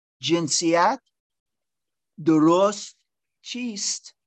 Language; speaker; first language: Persian; non-native, learner; English